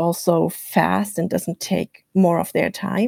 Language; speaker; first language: English; non-native, fluent; German